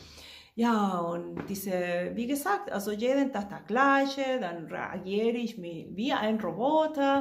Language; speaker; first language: German; non-native, fluent; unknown